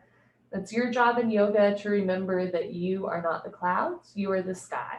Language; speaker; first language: English; native; English